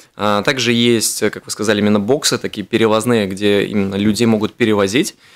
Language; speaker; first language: Russian; native; Russian